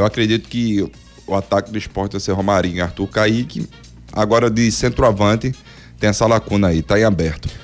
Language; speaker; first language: Portuguese; native; Portuguese